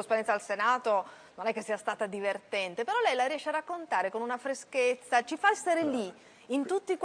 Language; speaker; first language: Italian; native; Italian